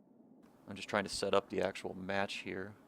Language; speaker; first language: English; native; English